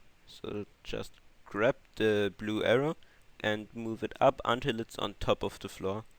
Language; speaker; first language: English; non-native, fluent; German